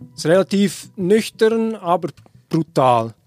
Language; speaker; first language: German; native; German